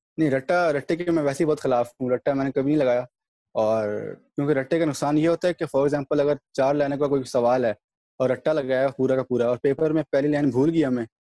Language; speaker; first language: Urdu; native; Urdu